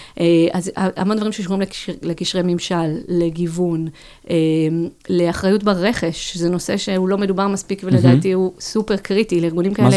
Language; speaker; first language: Hebrew; native; Hebrew